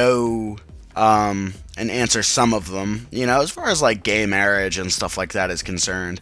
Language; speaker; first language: English; native; English